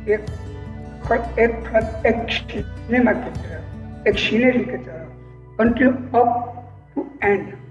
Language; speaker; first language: Hindi; non-native, local second language; Gujarati